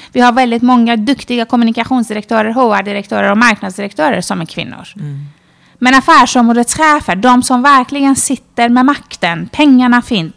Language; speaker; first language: Swedish; non-native, fluent; Persian